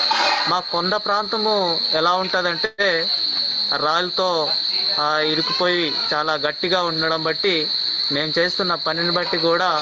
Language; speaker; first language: Telugu; native; Telugu